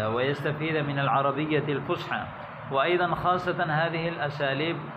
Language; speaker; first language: Arabic; non-native, fluent; Urdu